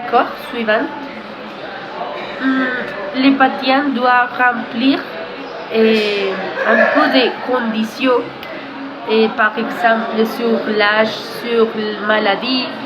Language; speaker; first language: French; non-native, learner; Spanish